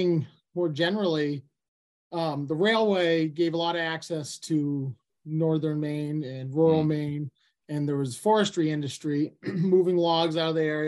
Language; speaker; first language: English; native; English